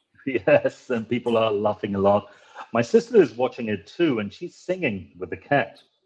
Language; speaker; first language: English; non-native, fluent; Spanish